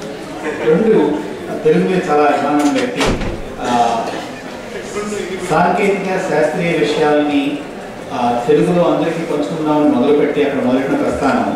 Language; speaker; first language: Telugu; native; Telugu